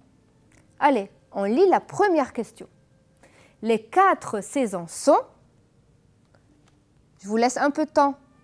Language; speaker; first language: French; non-native, fluent; Arabic